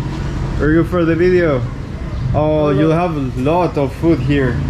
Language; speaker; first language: English; non-native, fluent; Spanish